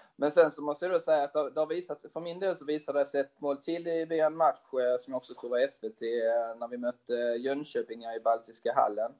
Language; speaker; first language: Swedish; native; Swedish